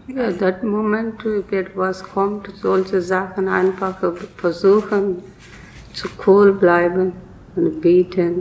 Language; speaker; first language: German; non-native, learner; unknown